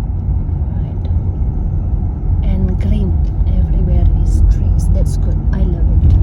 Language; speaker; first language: English; non-native, fluent; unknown